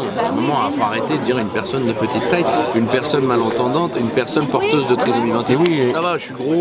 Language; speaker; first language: French; native; French